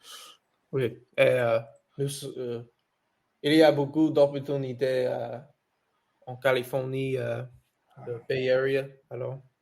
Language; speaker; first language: French; non-native, learner; English